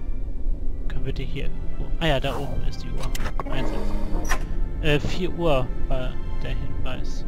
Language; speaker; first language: German; native; German